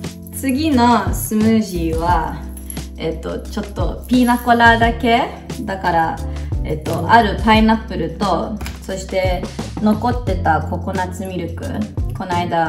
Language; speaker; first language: Japanese; early bilingual, heritage; Japanese